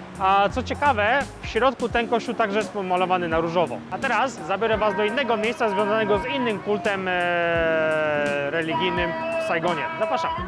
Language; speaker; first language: Polish; native; Polish